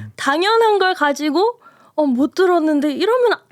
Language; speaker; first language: Korean; early bilingual, heritage; Korean